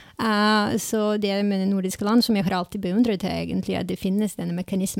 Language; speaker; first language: Norwegian; non-native, fluent; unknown